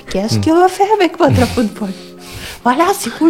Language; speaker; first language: French; non-native, learner; Russian